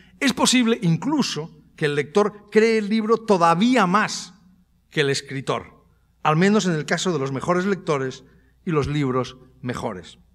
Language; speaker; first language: Spanish; native; Spanish